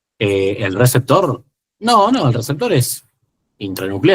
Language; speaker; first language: Spanish; native; Spanish